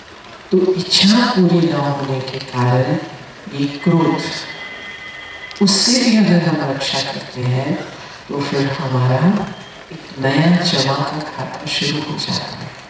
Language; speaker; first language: Hindi; native; Hindi